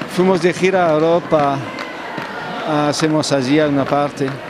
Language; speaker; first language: Spanish; non-native, learner; French